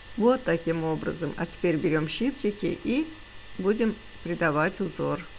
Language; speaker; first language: Russian; non-native, local second language; Azerbaijani